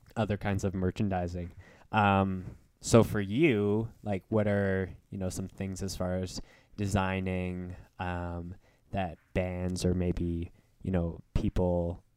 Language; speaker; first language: English; native; English